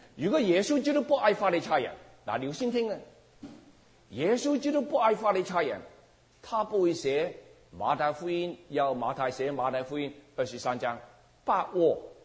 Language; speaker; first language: Chinese; non-native, local second language; Cantonese